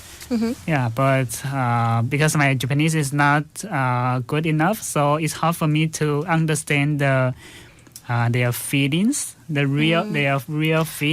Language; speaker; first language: English; non-native, fluent; Chinese